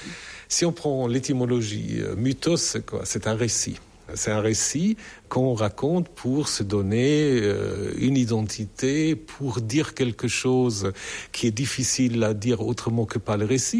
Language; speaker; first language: French; non-native, fluent; German